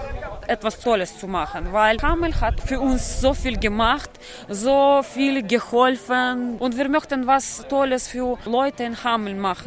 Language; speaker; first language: German; non-native, learner; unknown